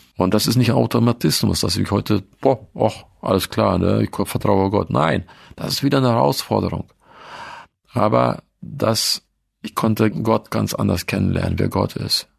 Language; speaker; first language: German; early bilingual, other home language; Russian